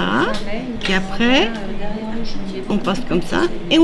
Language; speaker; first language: French; native; French